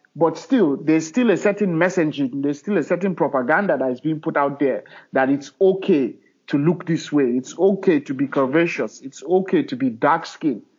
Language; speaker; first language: English; non-native, local second language; Hausa